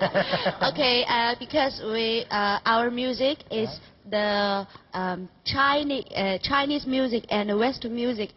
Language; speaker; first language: English; non-native, learner; Chinese